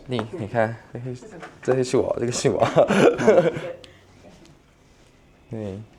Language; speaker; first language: Chinese; non-native, fluent; Thai